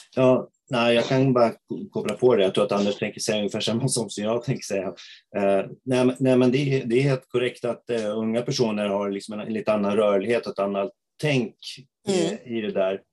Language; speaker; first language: Swedish; native; Swedish